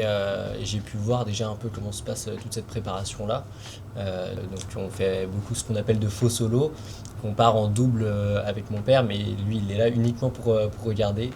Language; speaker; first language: French; native; French